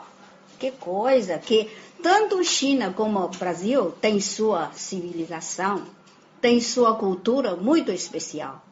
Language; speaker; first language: Portuguese; non-native, fluent; Chinese